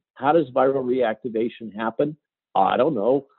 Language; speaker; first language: English; native; English